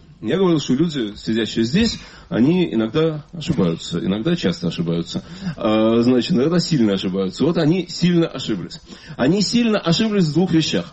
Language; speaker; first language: Russian; native; Russian